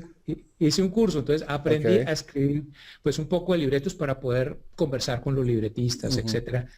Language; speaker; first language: Spanish; native; Spanish